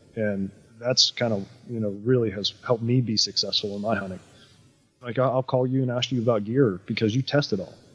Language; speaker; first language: English; native; English